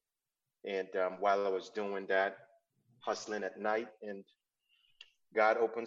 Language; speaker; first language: English; non-native, local second language; Igbo